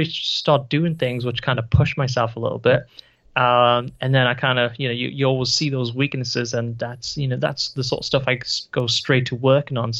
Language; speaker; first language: English; native; English